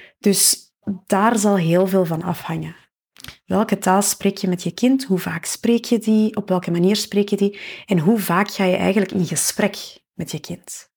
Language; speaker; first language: Dutch; native; Dutch